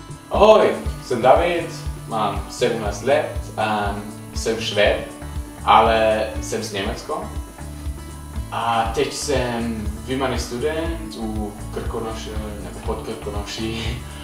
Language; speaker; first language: Czech; non-native, learner; Swedish